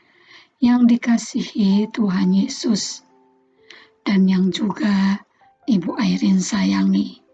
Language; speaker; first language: Indonesian; native; Indonesian